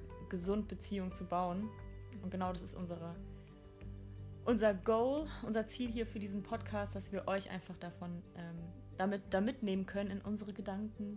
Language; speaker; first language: German; native; German